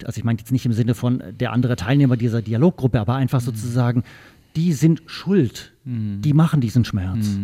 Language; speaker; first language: German; native; German